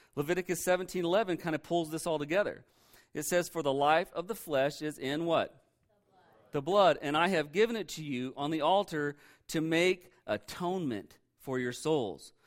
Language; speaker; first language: English; native; English